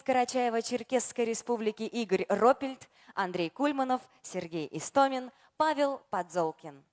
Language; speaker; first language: Russian; native; Russian